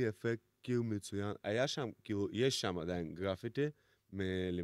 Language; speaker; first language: Hebrew; non-native, fluent; Russian